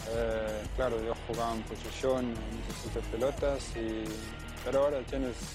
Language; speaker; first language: Spanish; non-native, learner; Danish